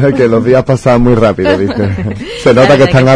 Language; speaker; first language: Spanish; native; Spanish